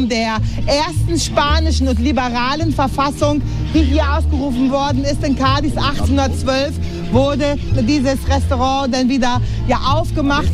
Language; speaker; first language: German; native; German